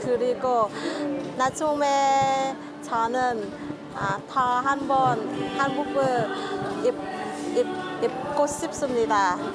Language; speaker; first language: Korean; non-native, learner; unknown